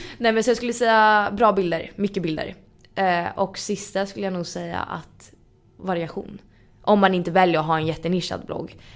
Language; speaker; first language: Swedish; native; Swedish